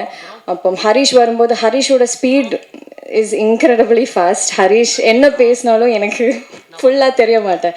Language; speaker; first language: Tamil; non-native, learner; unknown